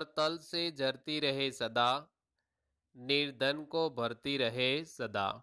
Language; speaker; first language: Hindi; non-native, local second language; Gujarati